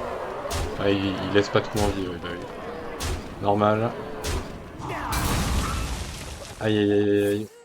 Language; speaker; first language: French; native; French